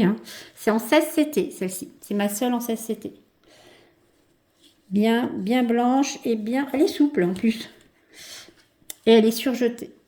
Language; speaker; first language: French; native; French